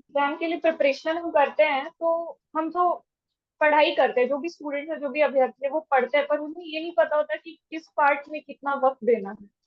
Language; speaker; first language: Hindi; native; Hindi